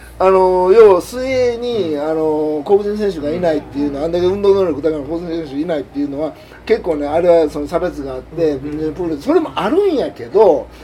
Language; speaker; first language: Japanese; native; Japanese